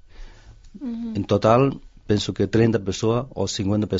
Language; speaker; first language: Portuguese; non-native, fluent; Chinese